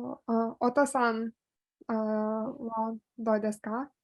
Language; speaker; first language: Japanese; non-native, fluent; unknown